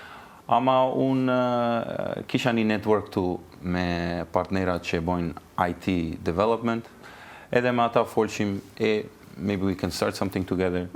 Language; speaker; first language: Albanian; non-native, learner; Turkish